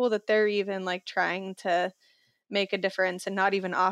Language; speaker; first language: English; native; English